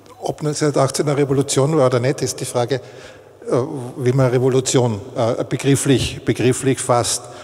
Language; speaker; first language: German; native; German